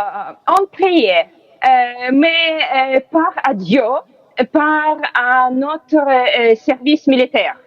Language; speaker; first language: French; non-native, learner; Ukrainian